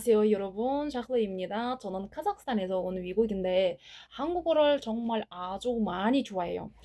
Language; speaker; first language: Korean; non-native, learner; Kazakh